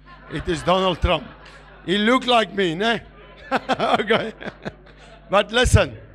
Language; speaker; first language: English; non-native, learner; Afrikaans